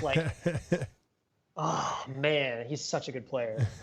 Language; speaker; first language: English; native; English